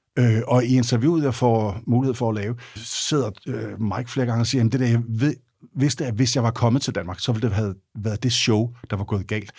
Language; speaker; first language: Danish; native; Danish